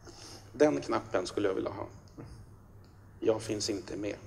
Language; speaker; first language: Swedish; native; Swedish